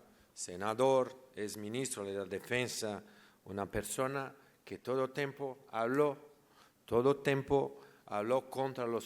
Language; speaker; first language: Spanish; non-native, learner; Portuguese